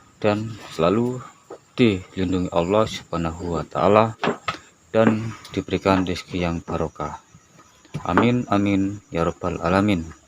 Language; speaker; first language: Indonesian; native; Indonesian